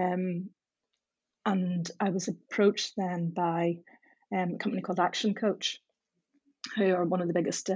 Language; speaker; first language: English; native; English